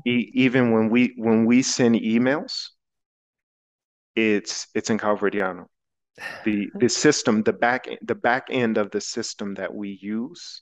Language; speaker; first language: English; native; English